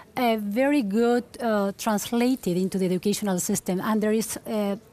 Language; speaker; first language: English; non-native, fluent; Spanish